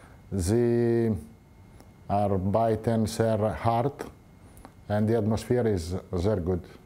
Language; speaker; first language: German; non-native, learner; Italian